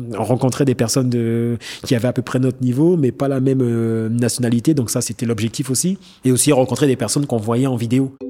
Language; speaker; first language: French; native; French